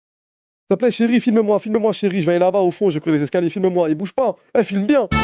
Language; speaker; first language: French; native; French